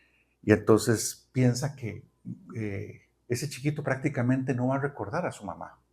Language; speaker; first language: Spanish; native; Spanish